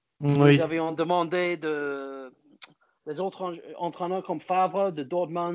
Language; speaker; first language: French; non-native, learner; English